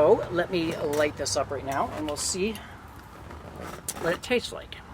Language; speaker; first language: English; native; English